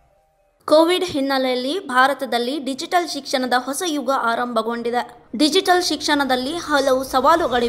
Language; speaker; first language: Kannada; native; Kannada